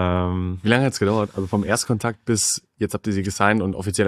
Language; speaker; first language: German; native; German